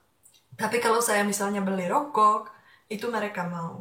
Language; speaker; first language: Indonesian; non-native, fluent; Czech